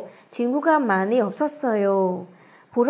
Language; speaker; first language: Korean; non-native, fluent; Vietnamese